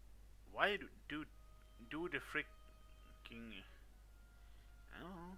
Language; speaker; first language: English; non-native, fluent; Swedish